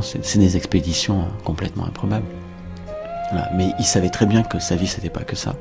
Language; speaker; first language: French; native; French